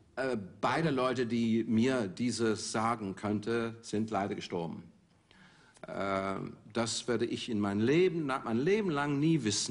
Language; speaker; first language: German; non-native, fluent; English